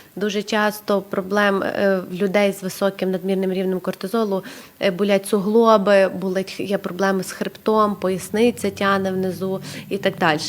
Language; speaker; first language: Ukrainian; native; Ukrainian